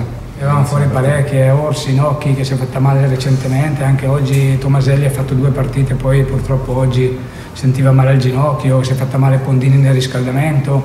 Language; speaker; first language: Italian; native; Italian